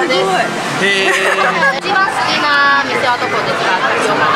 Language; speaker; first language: Japanese; non-native, learner; Chinese